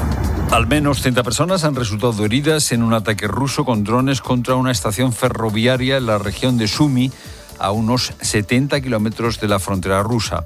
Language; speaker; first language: Spanish; native; Spanish